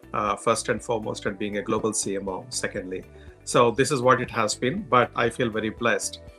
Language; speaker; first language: English; non-native, local second language; Telugu